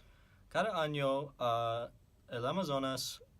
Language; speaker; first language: Spanish; non-native, learner; English